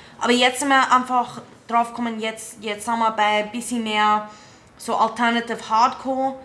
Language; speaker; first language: German; non-native, fluent; English